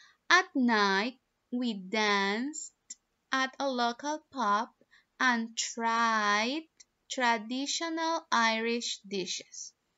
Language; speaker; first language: English; non-native, fluent; Spanish